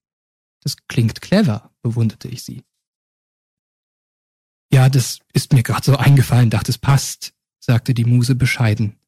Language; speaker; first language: German; native; German